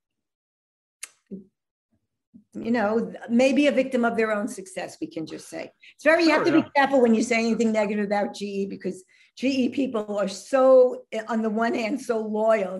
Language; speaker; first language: English; native; English